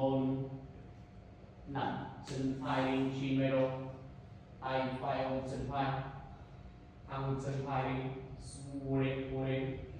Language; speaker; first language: Vietnamese; non-native, learner; Indonesian